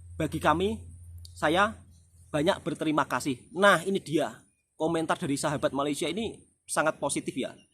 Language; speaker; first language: Indonesian; native; Indonesian